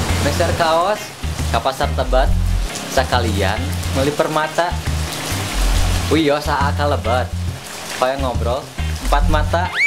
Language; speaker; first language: Indonesian; non-native, local second language; Sundanese